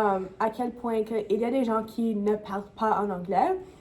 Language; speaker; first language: French; non-native, local second language; English